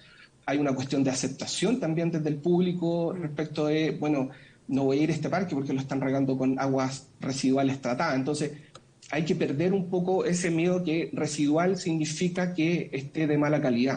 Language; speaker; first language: Spanish; native; Spanish